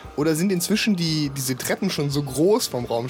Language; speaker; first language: German; native; German